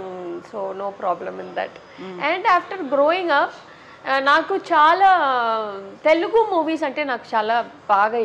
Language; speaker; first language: Telugu; non-native, local second language; Tamil